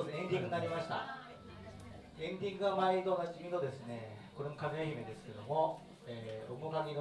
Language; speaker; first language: Japanese; native; Japanese